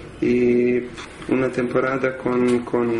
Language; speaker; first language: Spanish; non-native, learner; Serbian